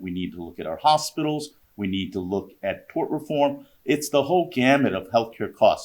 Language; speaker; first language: English; native; English